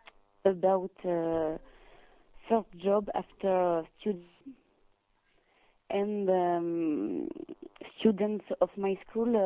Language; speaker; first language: English; non-native, learner; French